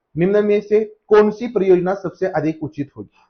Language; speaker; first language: Hindi; non-native, local second language; Marathi